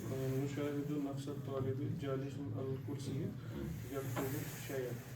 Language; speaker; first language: Arabic; non-native, learner; Urdu